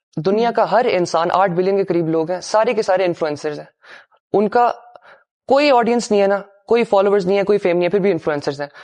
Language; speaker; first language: Urdu; early bilingual, heritage; Urdu